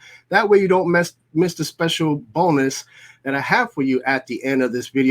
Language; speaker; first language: English; native; English